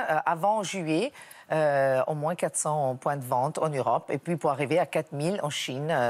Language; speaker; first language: French; non-native, fluent; Italian